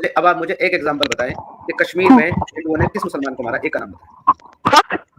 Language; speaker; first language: Urdu; native; Urdu